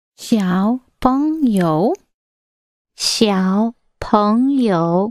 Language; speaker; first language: Chinese; non-native, learner; English